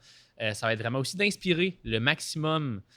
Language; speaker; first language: French; native; French